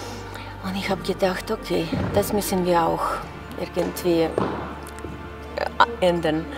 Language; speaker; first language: German; non-native, fluent; Russian